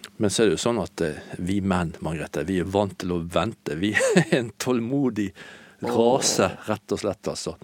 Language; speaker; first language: Norwegian; native; Norwegian